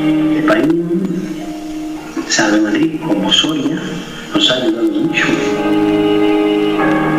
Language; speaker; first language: Spanish; non-native, learner; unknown